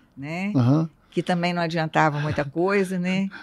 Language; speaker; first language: Portuguese; native; Portuguese